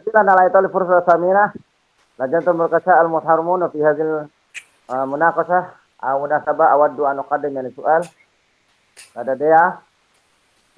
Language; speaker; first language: Arabic; non-native, fluent; Indonesian